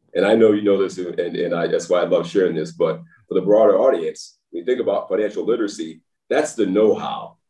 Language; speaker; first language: English; native; English